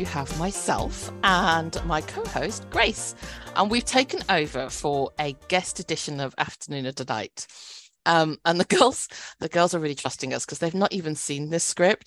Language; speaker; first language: English; native; English